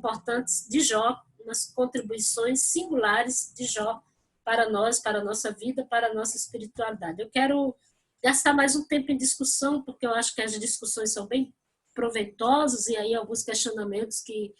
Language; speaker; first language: Portuguese; native; Portuguese